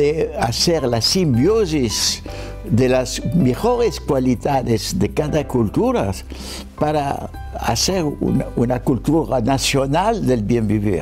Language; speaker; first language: Spanish; non-native, fluent; French